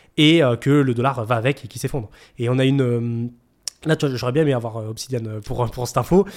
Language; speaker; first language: French; native; French